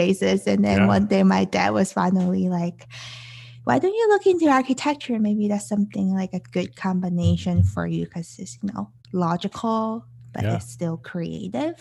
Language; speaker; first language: English; non-native, local second language; Cantonese